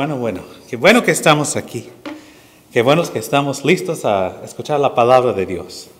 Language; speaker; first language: Spanish; non-native, fluent; English